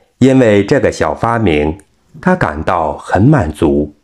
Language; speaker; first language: Chinese; native; Chinese